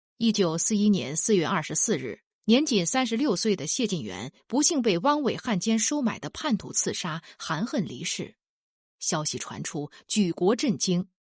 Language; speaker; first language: Chinese; native; Chinese